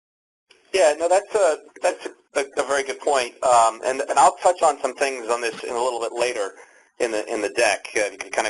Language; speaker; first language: English; native; English